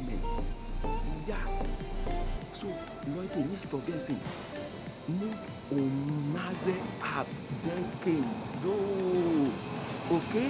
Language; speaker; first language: German; non-native, learner; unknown